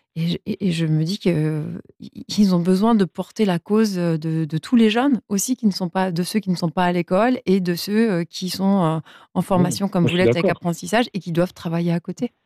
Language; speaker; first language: French; native; French